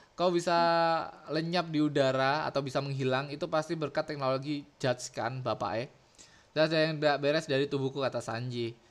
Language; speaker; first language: Indonesian; native; Indonesian